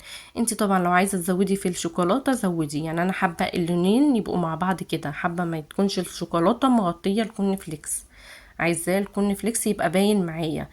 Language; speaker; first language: Arabic; native; Arabic